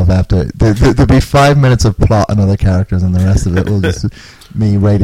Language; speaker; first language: English; native; English